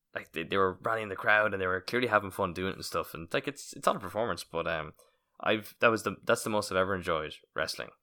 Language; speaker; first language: English; native; English